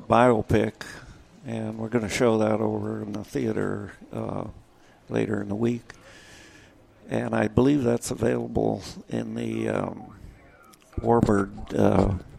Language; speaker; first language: English; native; English